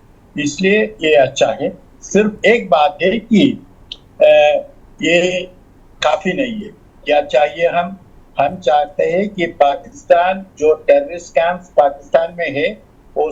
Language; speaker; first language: Hindi; non-native, local second language; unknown